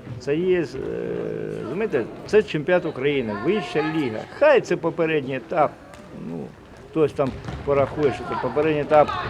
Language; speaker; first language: Ukrainian; non-native, local second language; Russian